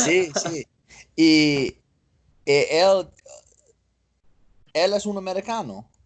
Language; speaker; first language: Spanish; non-native, learner; English